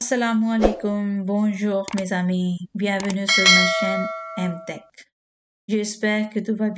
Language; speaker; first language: French; non-native, learner; Urdu